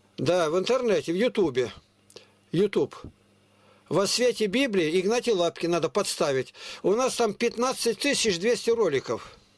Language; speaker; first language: Russian; native; Russian